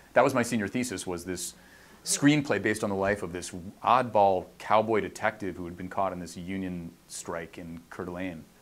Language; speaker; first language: English; native; English